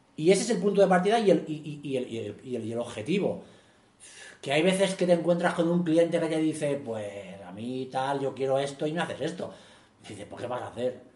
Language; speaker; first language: Spanish; native; Spanish